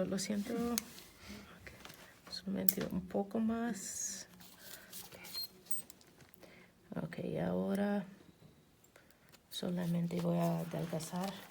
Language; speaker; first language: Spanish; non-native, learner; English